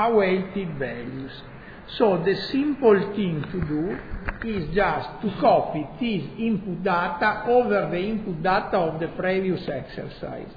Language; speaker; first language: English; non-native, fluent; Italian